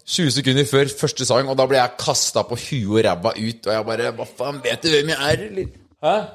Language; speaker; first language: Norwegian; native; Norwegian